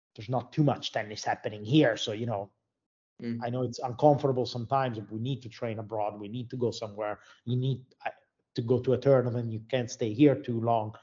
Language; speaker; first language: English; non-native, fluent; Italian